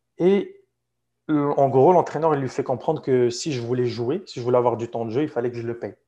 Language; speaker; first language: French; non-native, local second language; Arabic